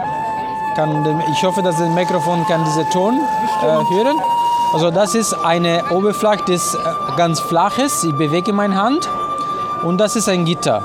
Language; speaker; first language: German; non-native, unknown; Italian